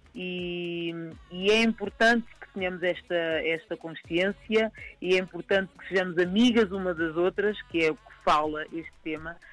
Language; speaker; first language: Portuguese; native; Portuguese